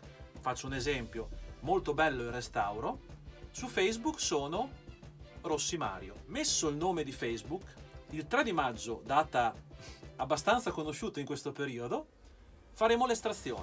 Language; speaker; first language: Italian; native; Italian